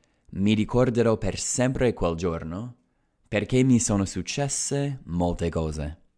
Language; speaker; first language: Italian; non-native, fluent; English